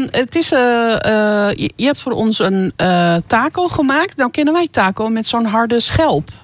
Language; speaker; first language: Dutch; native; Dutch